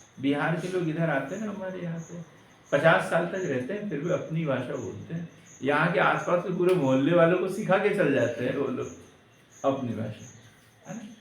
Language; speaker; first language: Hindi; native; Hindi